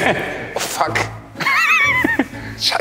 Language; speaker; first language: German; native; German